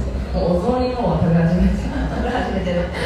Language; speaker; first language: Japanese; early bilingual, heritage; Japanese